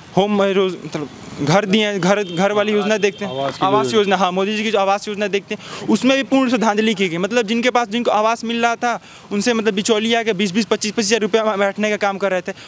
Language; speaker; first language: Hindi; native; Hindi